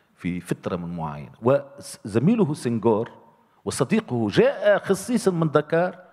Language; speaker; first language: Arabic; native; Arabic